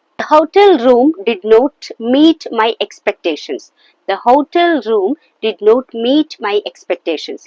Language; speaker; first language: English; non-native, local second language; Malayalam